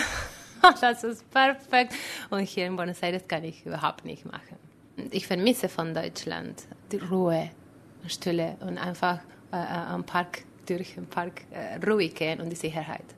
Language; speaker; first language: German; non-native, fluent; Spanish